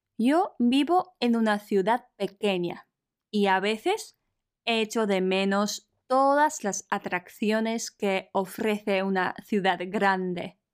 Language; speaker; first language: Spanish; non-native, fluent; Polish